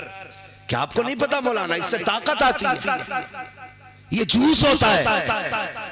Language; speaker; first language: Hindi; native; Hindi